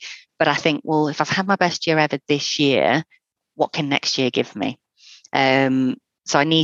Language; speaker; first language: English; native; English